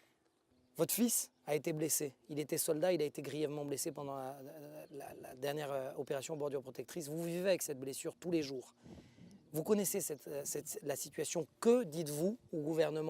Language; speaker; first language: French; native; French